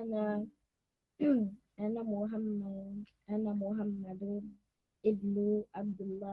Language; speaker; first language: Arabic; non-native, learner; English